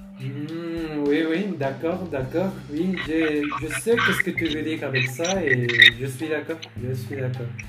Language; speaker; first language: French; non-native, learner; Spanish